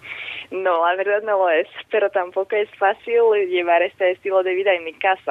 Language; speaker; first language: Spanish; non-native, fluent; Slovak